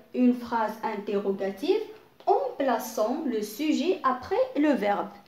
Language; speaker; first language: French; non-native, local second language; Arabic